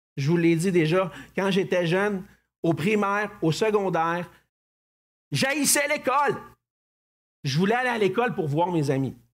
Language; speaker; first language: French; native; French